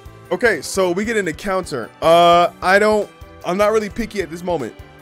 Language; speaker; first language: English; native; English